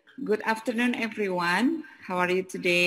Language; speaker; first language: English; non-native, fluent; Indonesian